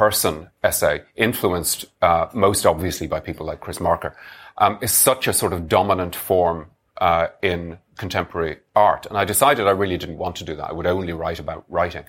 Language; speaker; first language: English; native; English